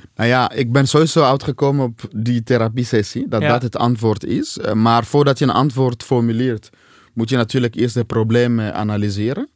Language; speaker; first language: Dutch; non-native, fluent; Swahili